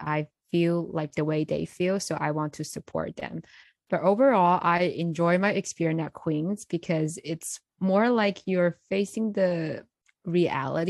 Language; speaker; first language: English; non-native, fluent; Chinese